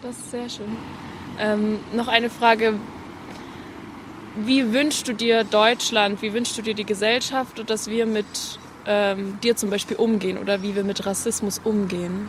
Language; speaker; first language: German; native; German